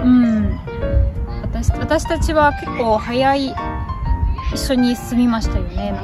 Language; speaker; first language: Japanese; non-native, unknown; Russian